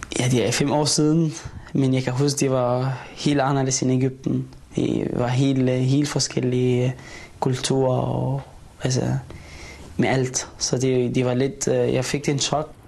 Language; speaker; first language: Danish; non-native, fluent; Arabic